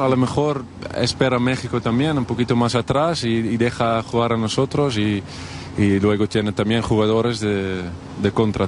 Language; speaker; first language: Spanish; non-native, fluent; Dutch